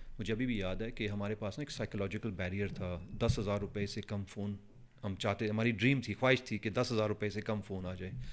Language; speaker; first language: Urdu; non-native, fluent; Punjabi